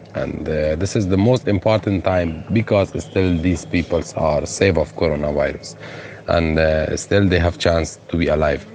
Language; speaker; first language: English; non-native, fluent; Persian